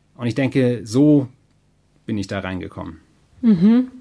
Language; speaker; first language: German; native; German